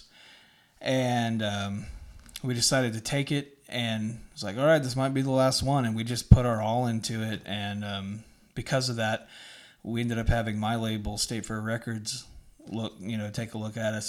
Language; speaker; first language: English; native; English